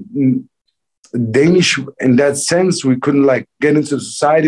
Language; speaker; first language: English; non-native, fluent; Danish